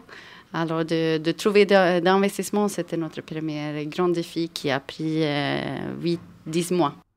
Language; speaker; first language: French; non-native, fluent; Swedish